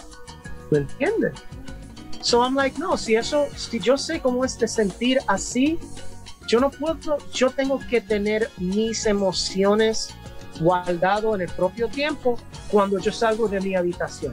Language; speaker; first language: Spanish; early bilingual, heritage; English